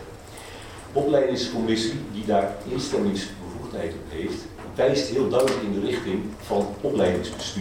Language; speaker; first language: Dutch; native; Dutch